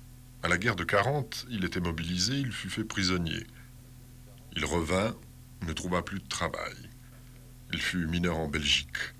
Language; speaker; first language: French; native; French